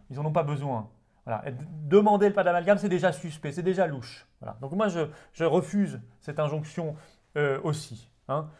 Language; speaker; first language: French; native; French